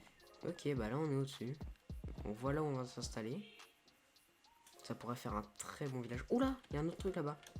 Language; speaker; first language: French; native; French